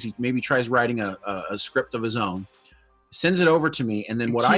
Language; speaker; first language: English; native; English